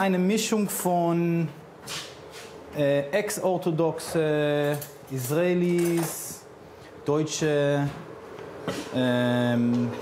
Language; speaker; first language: German; non-native, fluent; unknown